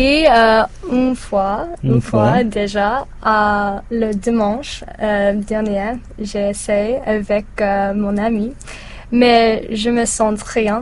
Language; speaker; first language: French; non-native, learner; English